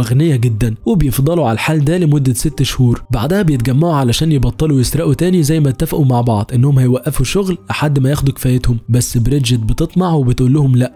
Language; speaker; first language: Arabic; native; Arabic